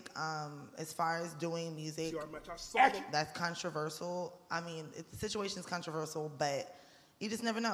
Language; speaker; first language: English; native; English